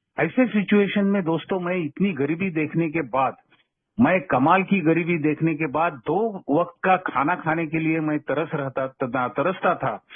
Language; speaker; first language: Hindi; non-native, local second language; Kannada